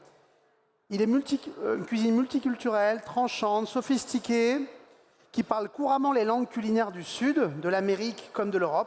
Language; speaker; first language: French; native; French